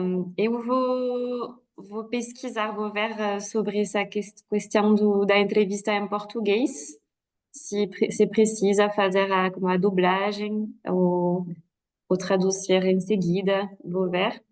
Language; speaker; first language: Portuguese; non-native, fluent; French